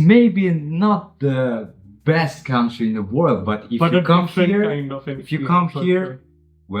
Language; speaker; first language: English; non-native, learner; Kyrgyz